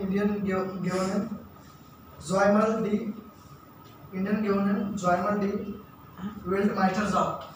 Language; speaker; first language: German; non-native, learner; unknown